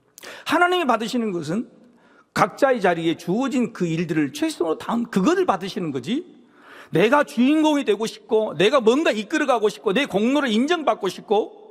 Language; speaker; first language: Korean; native; Korean